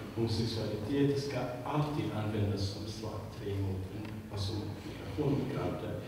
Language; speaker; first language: Swedish; non-native, fluent; Arabic